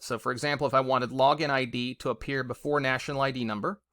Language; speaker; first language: English; native; English